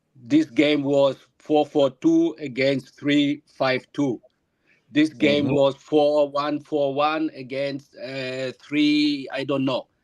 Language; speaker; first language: English; non-native, learner; German